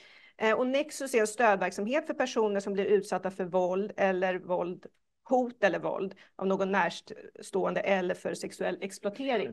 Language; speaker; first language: Swedish; native; Swedish